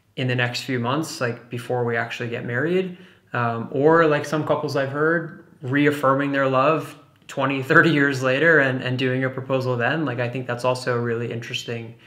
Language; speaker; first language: English; native; English